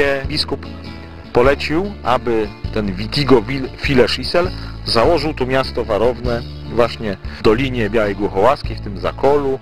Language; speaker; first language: Polish; native; Polish